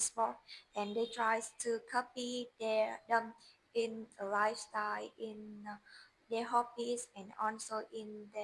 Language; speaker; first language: English; non-native, learner; Vietnamese